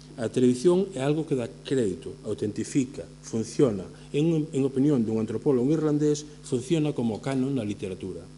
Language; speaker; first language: Galician; native; Galician